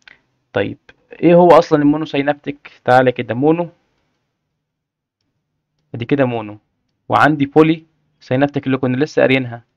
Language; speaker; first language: Arabic; native; Arabic